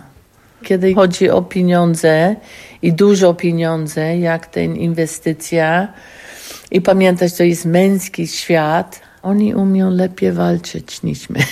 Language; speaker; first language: Polish; non-native, learner; English